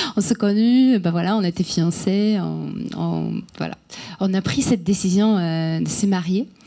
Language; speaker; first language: French; non-native, fluent; Polish